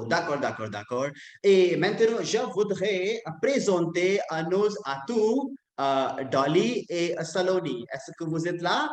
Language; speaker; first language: French; non-native, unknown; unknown